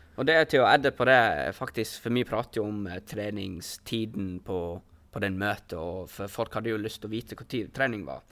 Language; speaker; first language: Norwegian; early bilingual, heritage; Norwegian